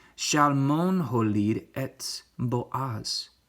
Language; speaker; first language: Hebrew; non-native, learner; English